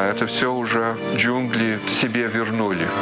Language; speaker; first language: Russian; early bilingual, heritage; Russian